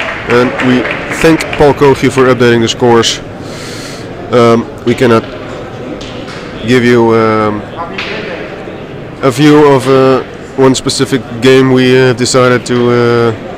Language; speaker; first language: English; non-native, fluent; Dutch